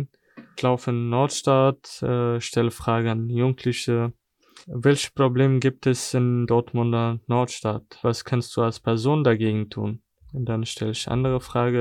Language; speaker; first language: German; non-native, fluent; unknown